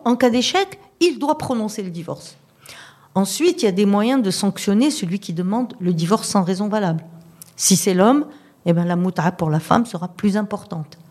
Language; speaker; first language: French; non-native, local second language; Arabic